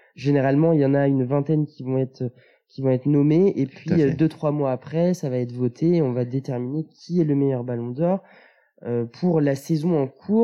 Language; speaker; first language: French; native; French